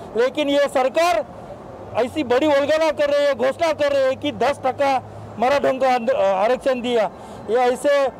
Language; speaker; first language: Hindi; non-native, local second language; Marathi